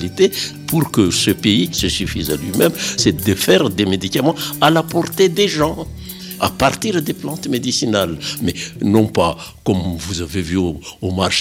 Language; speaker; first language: French; non-native, local second language; Malagasy